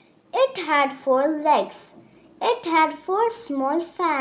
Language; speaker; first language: English; non-native, local second language; Urdu